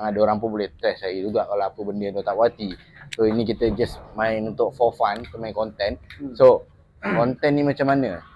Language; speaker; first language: Malay; native; Malay